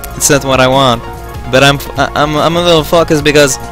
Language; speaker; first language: English; non-native, learner; French